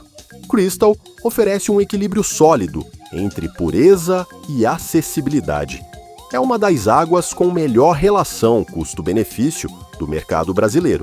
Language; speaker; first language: Portuguese; native; Portuguese